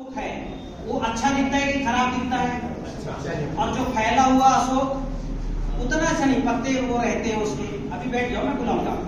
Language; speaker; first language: Hindi; non-native, local second language; Marathi